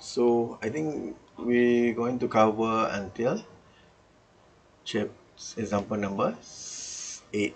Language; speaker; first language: English; non-native, local second language; Malay